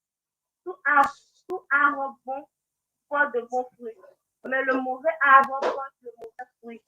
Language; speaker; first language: French; non-native, local second language; Fula